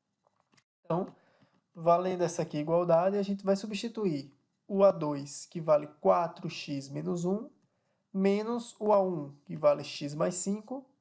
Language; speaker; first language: Portuguese; native; Portuguese